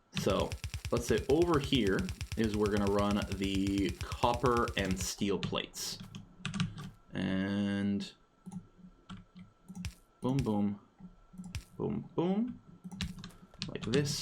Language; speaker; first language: English; native; English